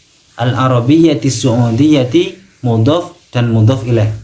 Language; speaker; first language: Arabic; non-native, learner; Indonesian